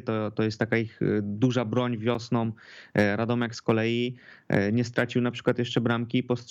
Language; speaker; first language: Polish; native; Polish